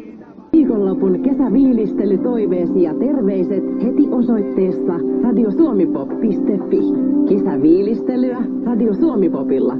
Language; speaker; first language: Finnish; native; Finnish